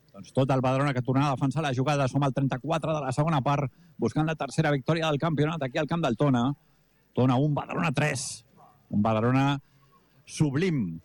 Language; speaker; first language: Catalan; native; Catalan